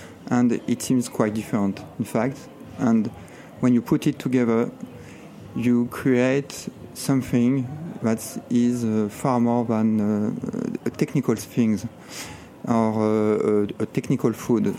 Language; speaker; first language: English; non-native, fluent; French